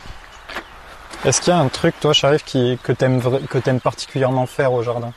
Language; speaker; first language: French; native; French